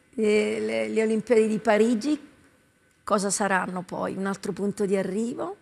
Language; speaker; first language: Italian; native; Italian